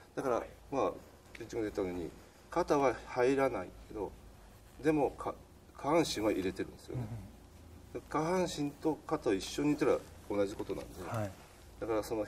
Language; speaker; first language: Japanese; native; Japanese